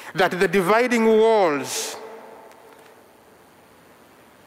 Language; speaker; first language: English; non-native, local second language; Ganda